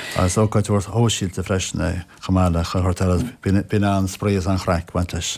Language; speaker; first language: Irish; non-native, local second language; English